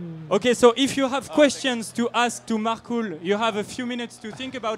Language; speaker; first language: English; non-native, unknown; French